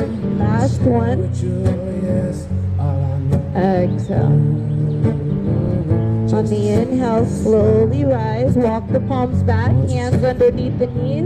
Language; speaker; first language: English; native; English